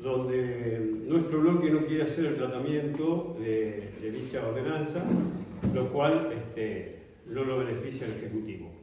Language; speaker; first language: Spanish; native; Spanish